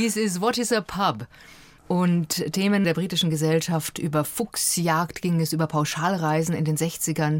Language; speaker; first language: German; native; German